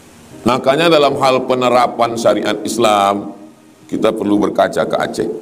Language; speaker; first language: Malay; native; Malay